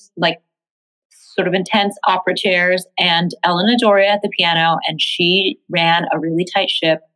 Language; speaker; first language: English; native; English